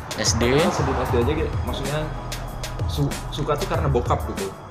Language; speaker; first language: Indonesian; native; Indonesian